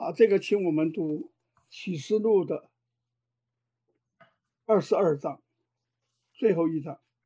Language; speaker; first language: Chinese; native; Chinese